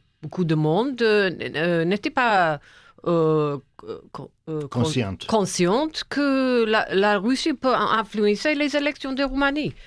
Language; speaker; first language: French; non-native, fluent; English